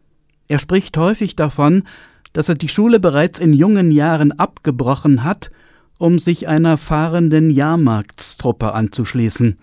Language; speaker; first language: German; native; German